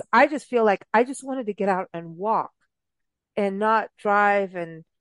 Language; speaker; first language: English; native; English